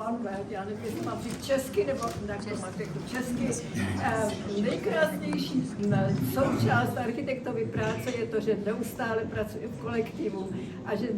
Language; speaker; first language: Czech; native; Czech